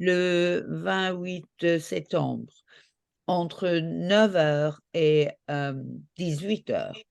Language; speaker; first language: French; non-native, learner; English